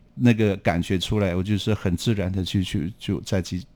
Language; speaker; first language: Chinese; non-native, local second language; Amis